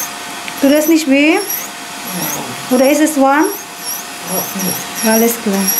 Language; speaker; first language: German; non-native, learner; Filipino